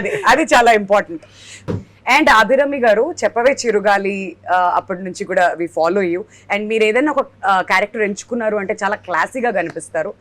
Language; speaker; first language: Telugu; native; Telugu